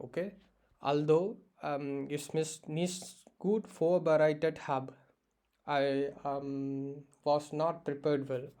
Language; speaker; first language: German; non-native, learner; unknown